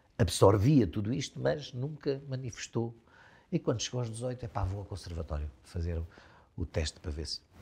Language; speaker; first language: Portuguese; native; Portuguese